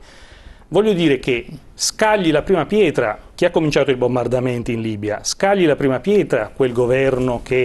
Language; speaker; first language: Italian; native; Italian